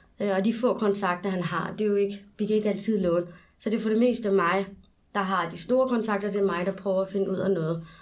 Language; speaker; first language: Danish; early bilingual, other home language; Arabic